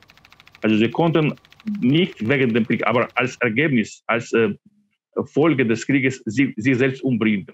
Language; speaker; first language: German; non-native, fluent; Ukrainian